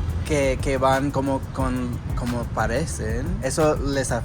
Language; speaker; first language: Spanish; non-native, fluent; English